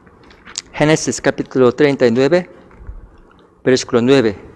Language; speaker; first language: Spanish; non-native, fluent; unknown